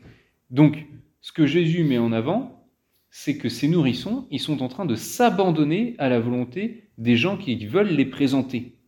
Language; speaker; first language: French; native; French